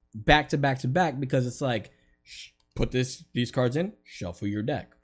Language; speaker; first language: English; native; English